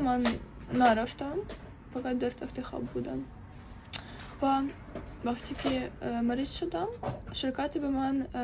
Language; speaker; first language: Persian; non-native, learner; Ukrainian